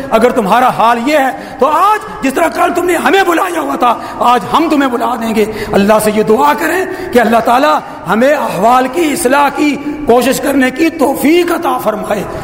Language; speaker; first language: Urdu; native; Urdu